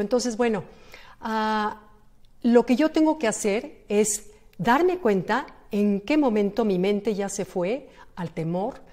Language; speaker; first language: Spanish; native; Spanish